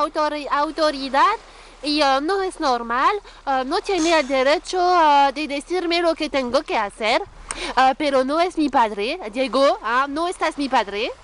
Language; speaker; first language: Spanish; non-native, learner; French